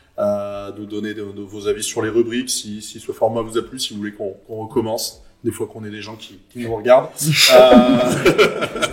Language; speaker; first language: French; native; French